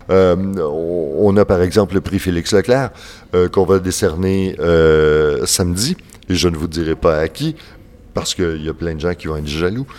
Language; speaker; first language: French; native; French